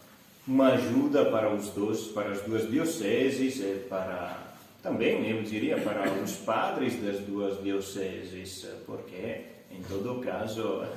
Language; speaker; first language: Portuguese; non-native, fluent; Italian